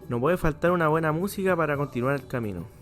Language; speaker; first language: Spanish; native; Spanish